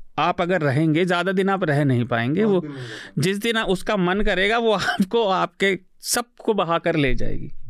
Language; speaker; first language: Hindi; native; Hindi